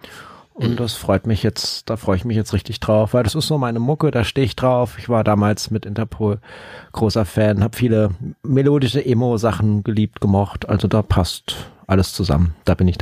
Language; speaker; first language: German; native; German